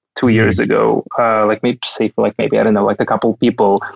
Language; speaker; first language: English; non-native, fluent; Russian